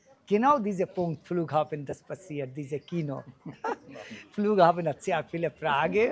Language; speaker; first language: German; non-native, learner; Bangla